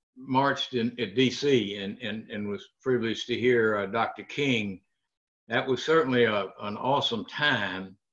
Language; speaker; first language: English; native; English